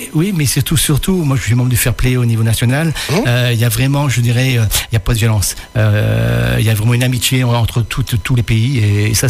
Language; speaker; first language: French; native; French